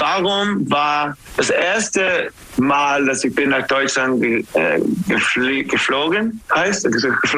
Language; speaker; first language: German; non-native, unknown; English